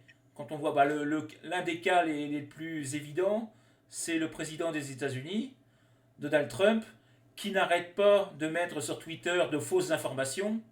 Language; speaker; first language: French; native; French